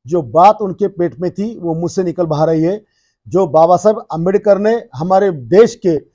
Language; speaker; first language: Hindi; non-native, local second language; Marathi